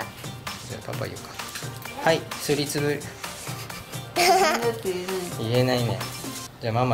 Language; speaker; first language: Japanese; native; Japanese